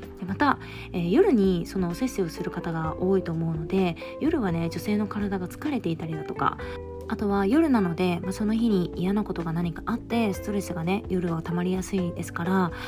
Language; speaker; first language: Japanese; native; Japanese